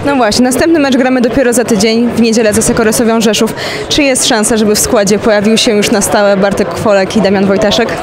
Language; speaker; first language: Polish; native; Polish